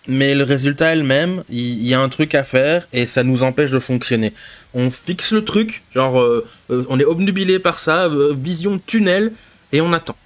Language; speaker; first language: French; native; French